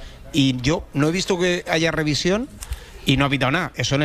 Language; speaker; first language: Spanish; native; Spanish